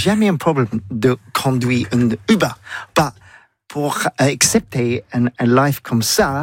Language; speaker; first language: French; non-native, learner; English